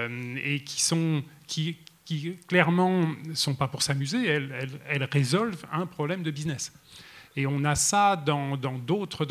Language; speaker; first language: French; native; French